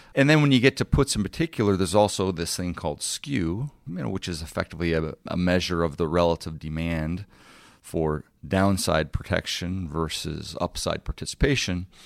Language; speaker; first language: English; native; English